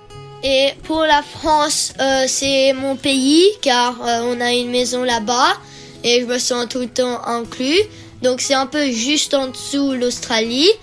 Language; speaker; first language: French; early bilingual, heritage; French